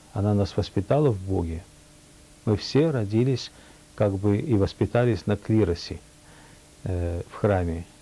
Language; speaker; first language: Russian; early bilingual, heritage; Russian